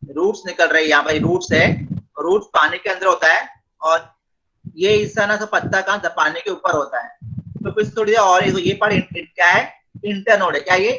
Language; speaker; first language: Hindi; non-native, local second language; Marathi